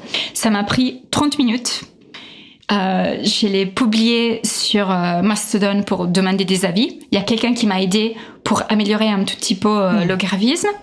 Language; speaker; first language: French; non-native, fluent; Italian